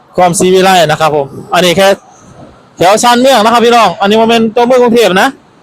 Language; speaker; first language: Thai; native; Thai